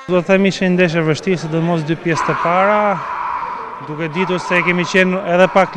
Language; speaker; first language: Albanian; native; Albanian